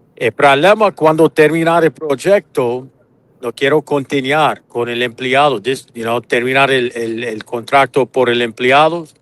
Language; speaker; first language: Spanish; non-native, learner; English